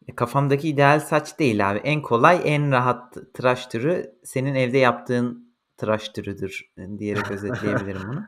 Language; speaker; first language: Turkish; native; Turkish